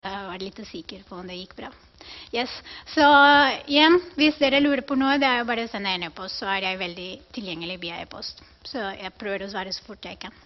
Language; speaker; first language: Norwegian; non-native, fluent; Spanish